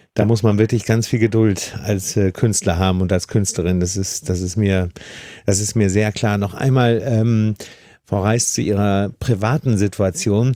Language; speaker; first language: German; native; German